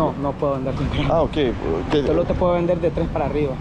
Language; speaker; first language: Spanish; native; Spanish